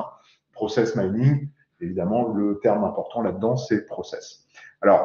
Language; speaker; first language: French; native; French